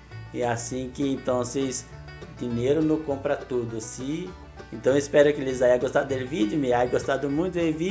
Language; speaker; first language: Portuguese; non-native, learner; Spanish